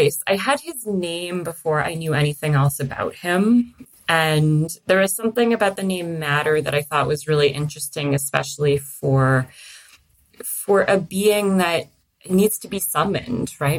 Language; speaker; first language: English; native; English